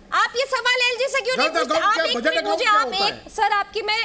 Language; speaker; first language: Hindi; native; Hindi